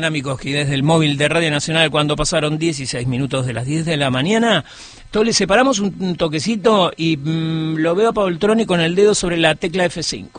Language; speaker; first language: Spanish; native; Spanish